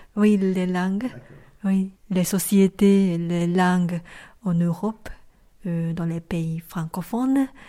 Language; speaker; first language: French; non-native, fluent; Japanese